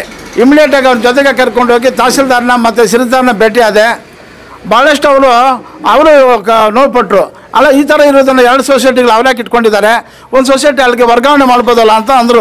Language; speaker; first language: Kannada; native; Kannada